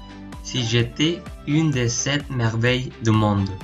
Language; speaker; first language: French; non-native, learner; Spanish